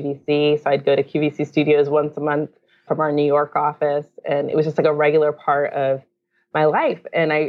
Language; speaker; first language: English; native; English